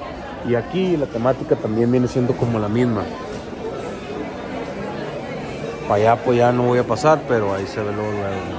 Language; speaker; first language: Spanish; native; Spanish